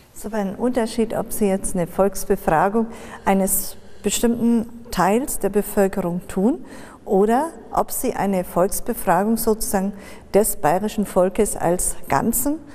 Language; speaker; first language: German; native; German